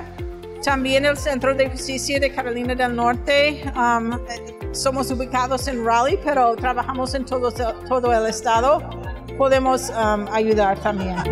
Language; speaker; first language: Spanish; non-native, fluent; English